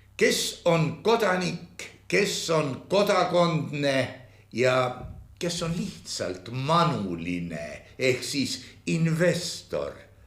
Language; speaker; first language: Estonian; native; Estonian